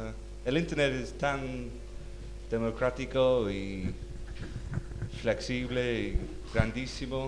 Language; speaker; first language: Spanish; non-native, learner; English